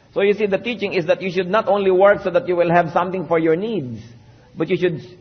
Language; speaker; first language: English; non-native, local second language; Filipino